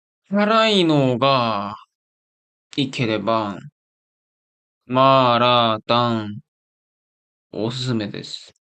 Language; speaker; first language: Japanese; non-native, learner; Korean